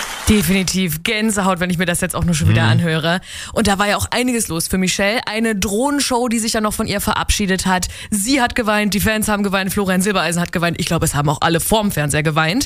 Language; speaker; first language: German; native; German